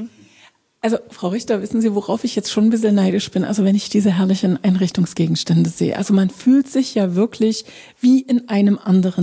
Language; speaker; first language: German; native; German